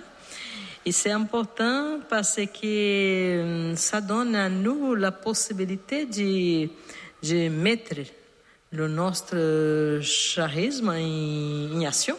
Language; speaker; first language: French; non-native, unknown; Portuguese